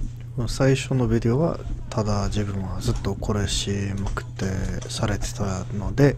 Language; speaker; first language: Japanese; non-native, learner; English